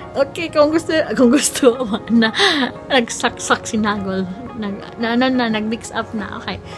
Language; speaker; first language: Filipino; non-native, local second language; Cebuano